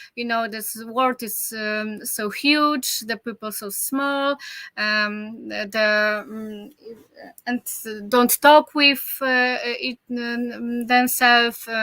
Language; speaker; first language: English; non-native, learner; Polish